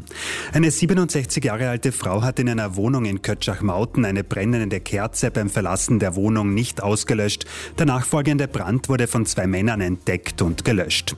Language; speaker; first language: German; native; German